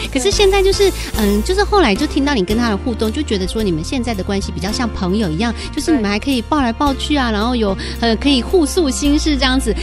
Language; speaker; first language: Chinese; native; Chinese